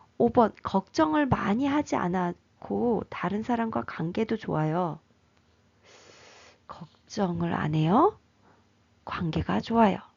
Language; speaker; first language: Korean; native; Korean